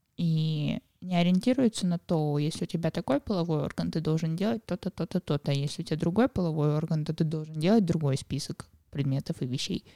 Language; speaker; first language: Russian; native; Russian